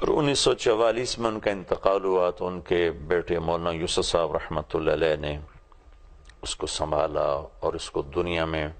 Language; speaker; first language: Urdu; non-native, local second language; Punjabi